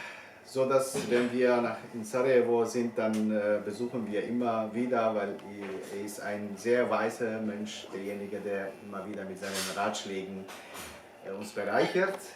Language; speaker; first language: German; non-native, fluent; Bosnian